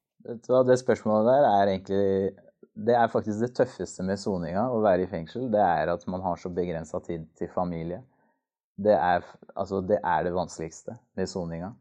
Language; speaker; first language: Norwegian; native; Norwegian